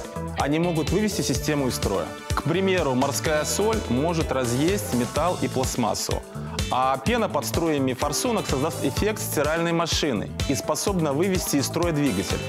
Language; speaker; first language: Russian; native; Russian